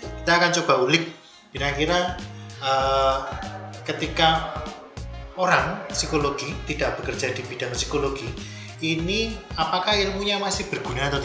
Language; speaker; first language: Indonesian; non-native, local second language; Javanese